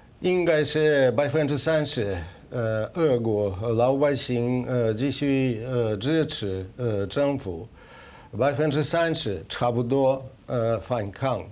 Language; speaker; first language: Chinese; non-native, fluent; Russian